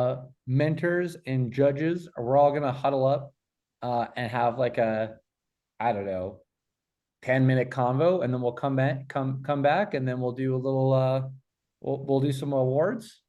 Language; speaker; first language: English; native; English